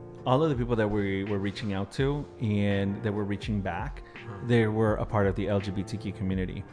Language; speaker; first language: English; early bilingual, other home language; Spanish